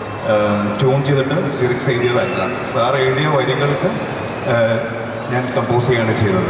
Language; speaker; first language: Malayalam; native; Malayalam